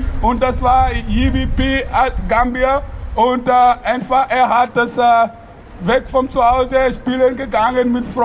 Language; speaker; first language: German; non-native, learner; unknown